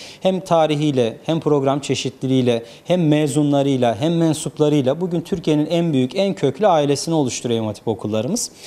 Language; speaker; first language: Turkish; native; Turkish